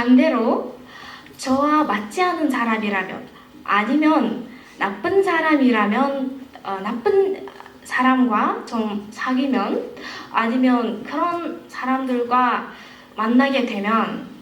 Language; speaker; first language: Korean; non-native, fluent; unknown